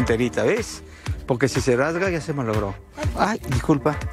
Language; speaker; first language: Spanish; native; Spanish